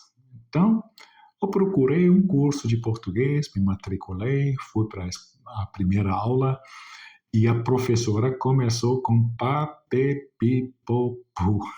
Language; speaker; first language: Portuguese; non-native, fluent; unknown